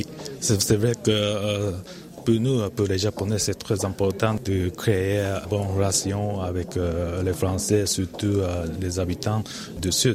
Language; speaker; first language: French; non-native, fluent; Japanese